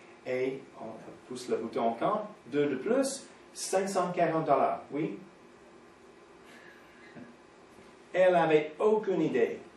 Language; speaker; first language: French; non-native, fluent; English